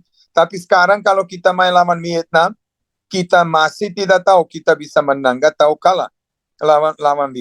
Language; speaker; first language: Indonesian; non-native, fluent; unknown